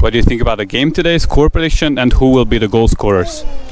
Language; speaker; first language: English; non-native, fluent; Hungarian